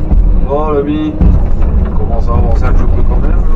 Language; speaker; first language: French; native; French